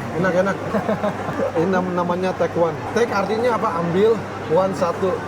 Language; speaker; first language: Indonesian; native; Indonesian